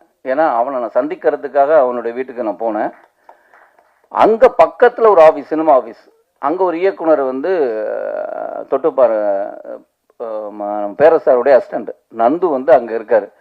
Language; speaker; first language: Tamil; native; Tamil